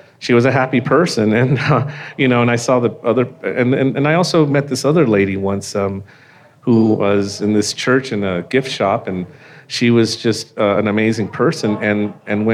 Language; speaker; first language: English; native; English